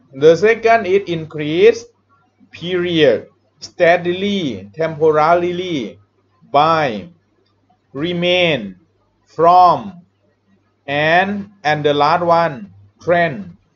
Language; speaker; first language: English; non-native, learner; Thai